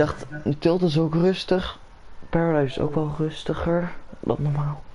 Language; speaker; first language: Dutch; native; Dutch